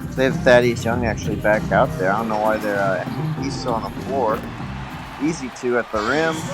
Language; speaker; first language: English; native; English